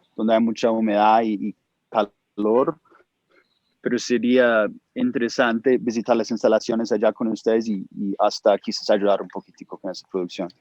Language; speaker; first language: Spanish; non-native, fluent; English